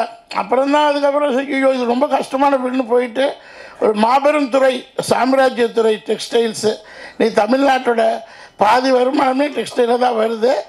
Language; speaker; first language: Tamil; native; Tamil